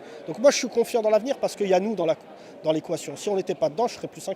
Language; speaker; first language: French; native; French